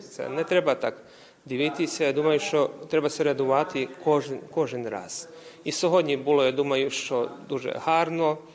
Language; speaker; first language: Ukrainian; early bilingual, heritage; Ukrainian